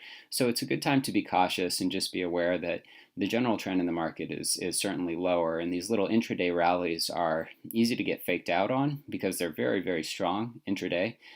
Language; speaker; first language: English; native; English